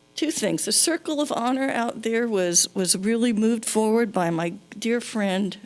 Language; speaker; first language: English; native; English